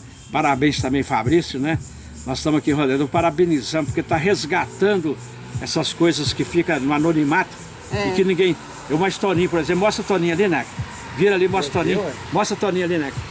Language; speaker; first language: Portuguese; native; Portuguese